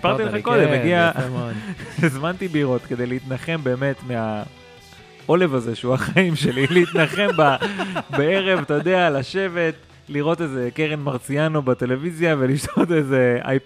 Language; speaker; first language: Hebrew; native; Hebrew